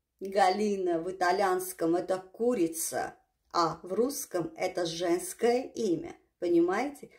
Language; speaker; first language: Russian; non-native, local second language; Armenian